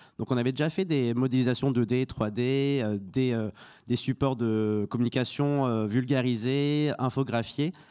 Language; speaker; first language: French; native; French